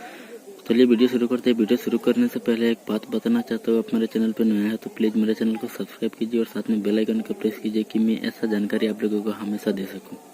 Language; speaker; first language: Hindi; non-native, local second language; Bangla